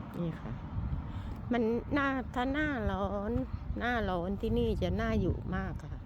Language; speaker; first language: Thai; native; Thai